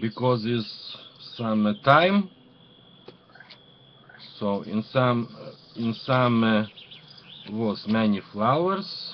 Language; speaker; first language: English; non-native, learner; Ukrainian